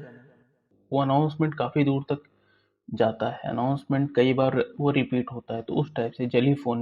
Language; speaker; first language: Hindi; native; Hindi